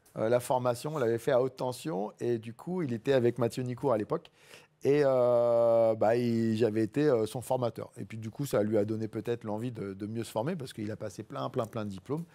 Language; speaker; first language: French; native; French